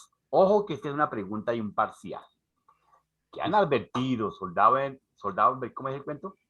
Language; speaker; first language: Spanish; native; Spanish